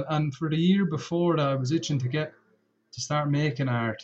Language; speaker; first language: English; native; English